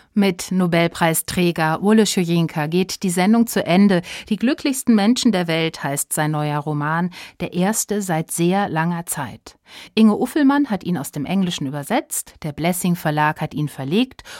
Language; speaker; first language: German; native; German